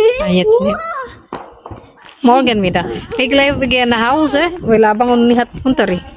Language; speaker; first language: German; non-native, learner; Indonesian